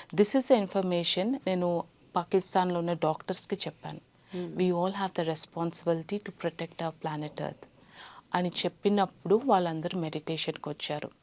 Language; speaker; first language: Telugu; native; Telugu